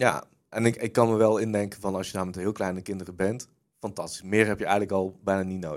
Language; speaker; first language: Dutch; native; Dutch